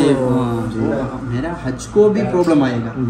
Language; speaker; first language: Hindi; non-native, local second language; Malayalam